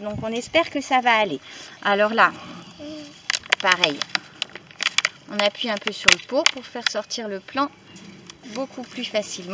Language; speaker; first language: French; native; French